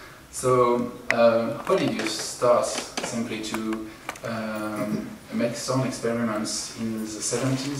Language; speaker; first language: English; non-native, fluent; French